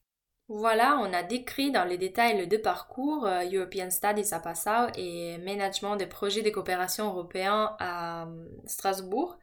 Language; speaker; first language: French; non-native, fluent; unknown